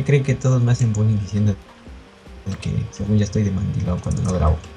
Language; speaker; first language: Spanish; native; Spanish